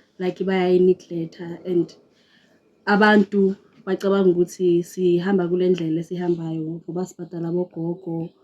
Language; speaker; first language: Zulu; non-native, local second language; Xhosa